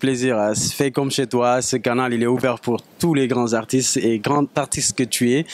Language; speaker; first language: French; non-native, local second language; Wolof